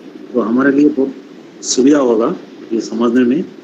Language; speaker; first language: Hindi; non-native, local second language; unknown